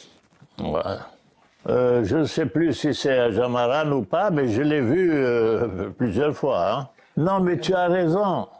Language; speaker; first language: French; non-native, local second language; Arabic